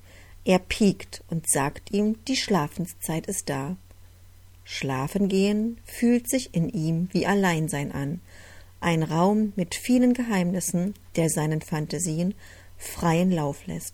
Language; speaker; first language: German; native; German